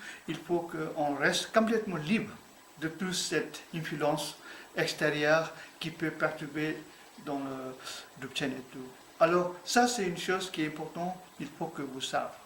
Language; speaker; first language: French; non-native, learner; Tibetan